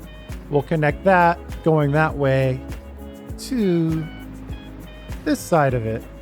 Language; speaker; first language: English; native; English